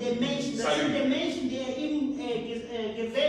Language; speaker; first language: German; non-native, fluent; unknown